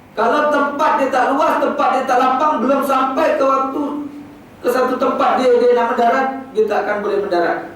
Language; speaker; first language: Malay; native; Malay